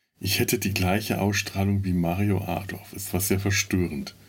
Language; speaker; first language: German; native; German